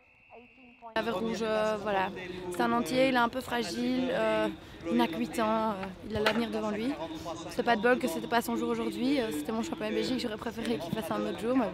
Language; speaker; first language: French; native; French